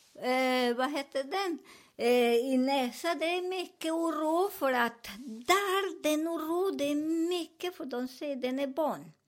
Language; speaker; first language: Swedish; non-native, fluent; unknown